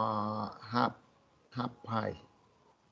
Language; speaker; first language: English; non-native, learner; Vietnamese